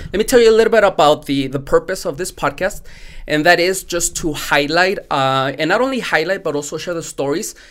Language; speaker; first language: English; non-native, fluent; Spanish